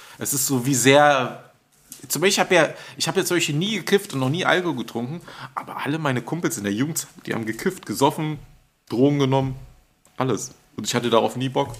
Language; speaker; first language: German; native; German